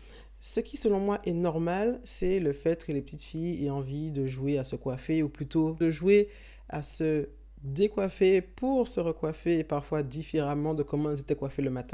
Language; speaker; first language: French; native; French